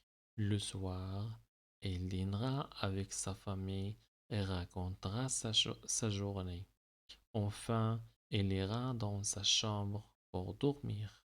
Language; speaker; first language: French; non-native, local second language; Arabic